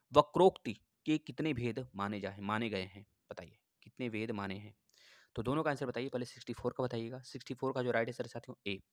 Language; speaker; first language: Hindi; native; Hindi